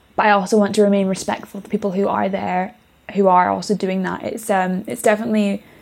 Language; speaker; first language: English; native; English